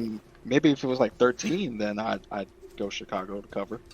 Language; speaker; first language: English; native; English